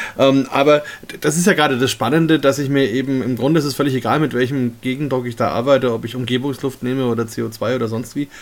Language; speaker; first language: German; native; German